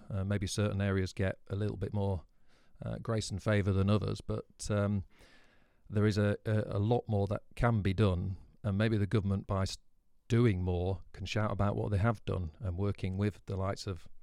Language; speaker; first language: English; native; English